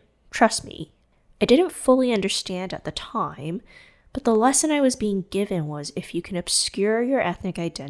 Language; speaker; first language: English; non-native, fluent; Cantonese